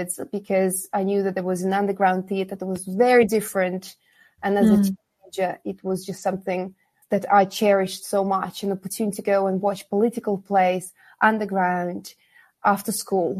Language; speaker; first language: English; non-native, fluent; Kazakh